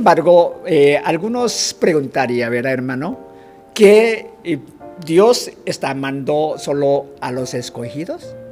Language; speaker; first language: Spanish; non-native, fluent; Korean